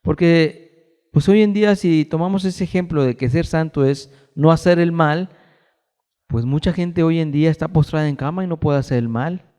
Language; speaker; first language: Spanish; native; Spanish